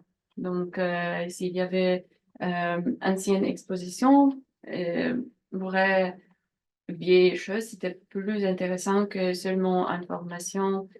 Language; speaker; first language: French; non-native, learner; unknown